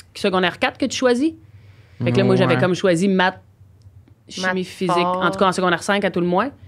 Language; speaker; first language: French; native; French